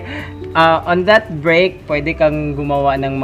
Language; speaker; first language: English; non-native, local second language; Cebuano